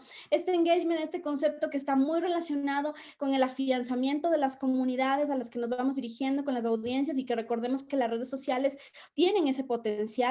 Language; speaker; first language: Spanish; native; Spanish